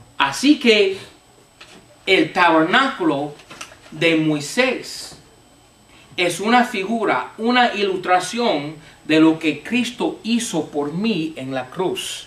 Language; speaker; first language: Spanish; non-native, fluent; English